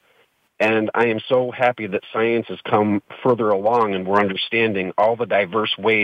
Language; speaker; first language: English; native; English